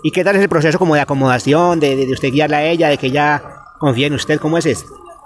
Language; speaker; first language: Spanish; native; Spanish